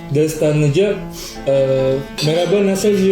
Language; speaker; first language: Turkish; non-native, fluent; Indonesian